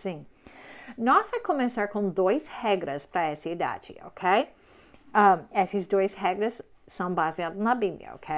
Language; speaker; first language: Portuguese; non-native, learner; English